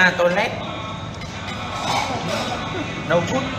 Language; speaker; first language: English; non-native, learner; Vietnamese